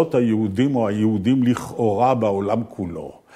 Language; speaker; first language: Hebrew; early bilingual, other home language; Ukrainian